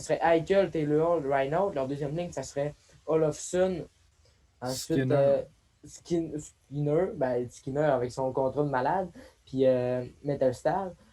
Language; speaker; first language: French; native; French